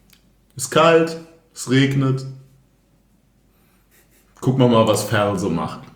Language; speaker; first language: German; native; German